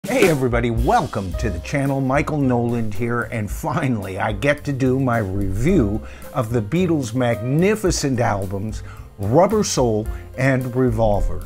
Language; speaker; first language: English; native; English